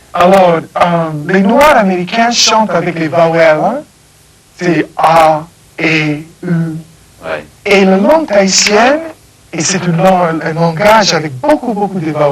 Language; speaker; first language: French; non-native, fluent; English